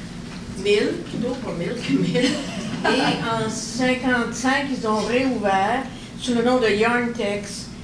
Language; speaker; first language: French; native; French